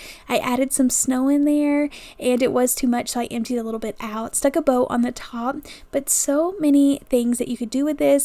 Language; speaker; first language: English; native; English